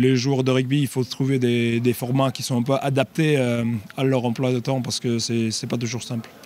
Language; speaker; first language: French; non-native, fluent; English